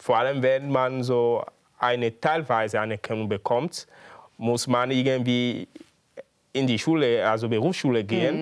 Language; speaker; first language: German; non-native, fluent; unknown